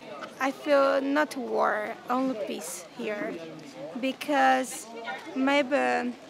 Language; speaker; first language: English; non-native, learner; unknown